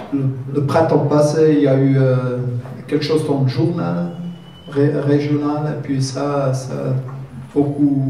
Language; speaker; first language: French; non-native, learner; German